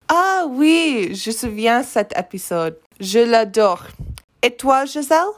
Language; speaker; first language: French; non-native, learner; English